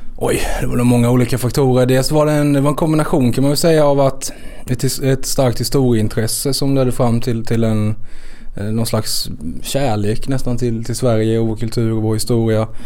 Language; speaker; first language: Swedish; native; Swedish